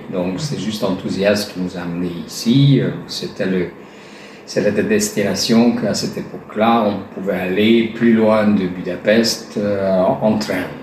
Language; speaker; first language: French; non-native, fluent; Hungarian